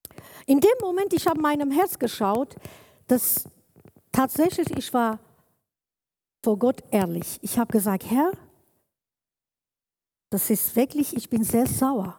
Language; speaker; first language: German; non-native, learner; Kurdish